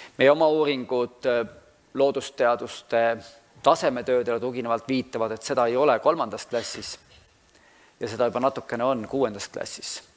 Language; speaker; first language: Estonian; native; Estonian